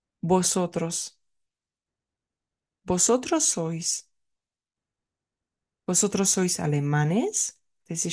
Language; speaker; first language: Spanish; non-native, fluent; Czech